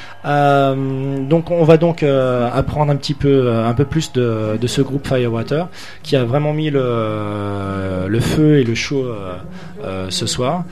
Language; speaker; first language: French; native; French